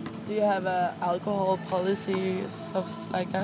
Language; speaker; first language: English; non-native, fluent; Danish